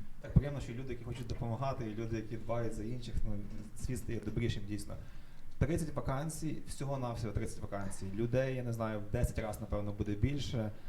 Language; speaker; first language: Ukrainian; native; Ukrainian